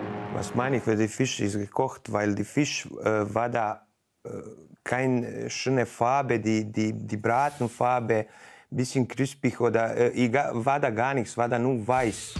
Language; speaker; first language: German; non-native, fluent; Croatian